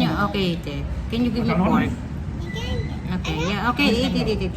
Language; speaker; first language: English; non-native, learner; Filipino